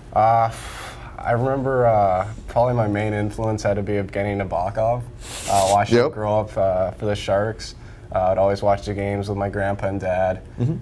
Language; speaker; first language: English; native; English